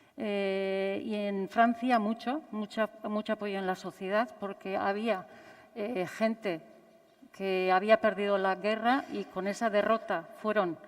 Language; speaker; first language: Spanish; native; Spanish